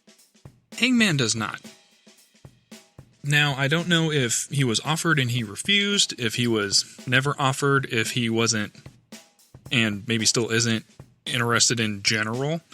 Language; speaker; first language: English; native; English